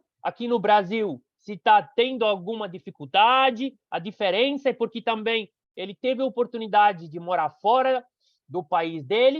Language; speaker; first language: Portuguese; non-native, fluent; Arabic